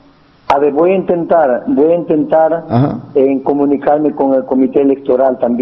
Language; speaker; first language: Spanish; native; Spanish